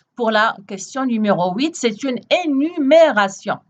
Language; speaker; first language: French; non-native, local second language; Arabic